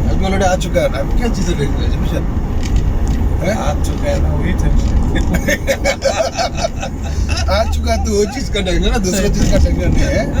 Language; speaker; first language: Hindi; non-native, learner; Bangla